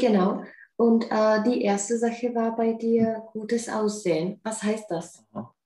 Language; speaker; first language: German; non-native, fluent; Czech